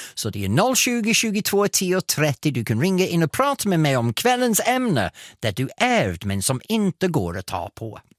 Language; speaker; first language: Swedish; non-native, fluent; English